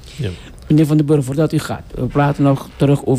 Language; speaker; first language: Dutch; non-native, local second language; Papiamento